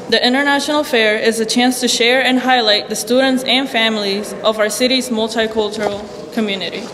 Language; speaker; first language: English; early bilingual, other home language; Spanish